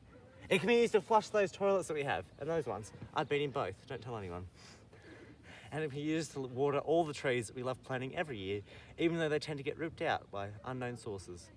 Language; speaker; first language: English; native; English